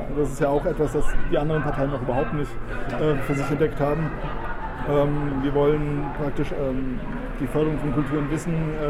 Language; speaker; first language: German; native; German